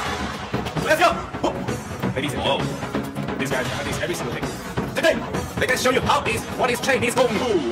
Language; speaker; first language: English; non-native, learner; Chinese